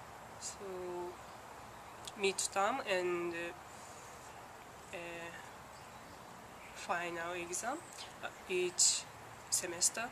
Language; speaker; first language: English; non-native, learner; Japanese